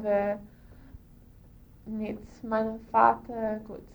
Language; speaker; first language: German; non-native, learner; English